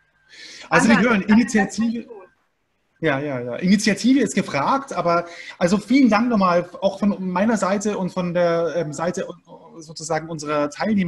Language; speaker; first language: German; native; German